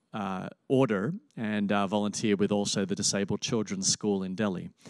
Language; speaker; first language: English; native; English